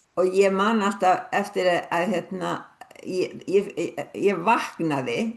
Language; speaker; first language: Icelandic; native; Icelandic